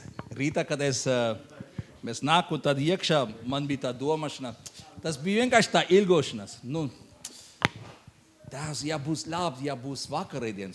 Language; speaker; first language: Latvian; non-native, learner; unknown